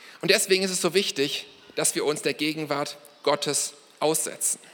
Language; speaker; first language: German; native; German